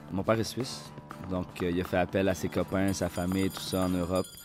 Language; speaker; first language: French; native; French